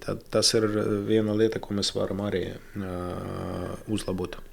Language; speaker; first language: Latvian; non-native, local second language; Russian